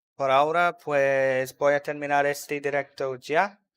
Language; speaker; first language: Spanish; non-native, fluent; English